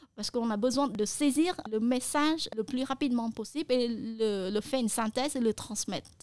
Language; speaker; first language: French; non-native, fluent; Khmer